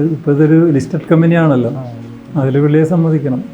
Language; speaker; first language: Malayalam; native; Malayalam